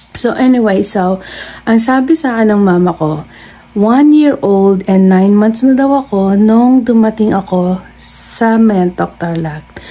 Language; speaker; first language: Filipino; non-native, local second language; Iloko